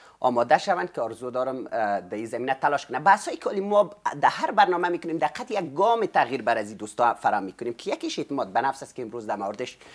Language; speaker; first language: Persian; native; Persian